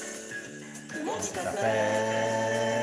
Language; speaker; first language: French; non-native, learner; Russian